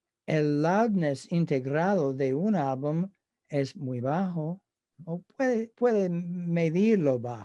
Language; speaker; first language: Spanish; non-native, fluent; English